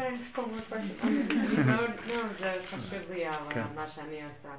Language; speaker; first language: Hebrew; non-native, learner; English